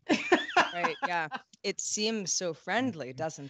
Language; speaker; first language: English; native; English